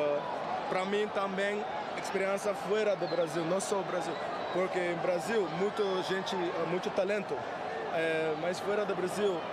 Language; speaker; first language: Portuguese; non-native, learner; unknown